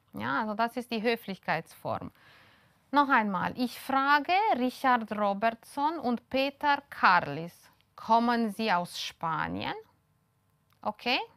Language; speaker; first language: German; non-native, fluent; Romanian